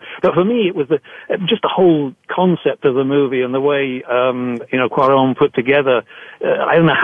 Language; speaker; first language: English; native; English